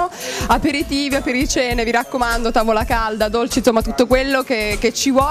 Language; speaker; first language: Italian; native; Italian